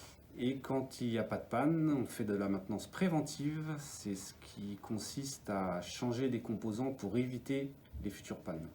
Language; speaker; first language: French; native; French